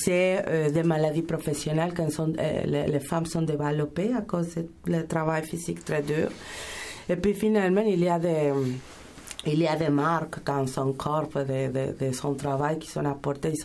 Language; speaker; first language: French; non-native, fluent; Spanish